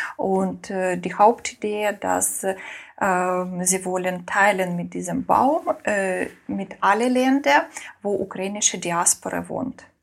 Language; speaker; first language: German; non-native, learner; Ukrainian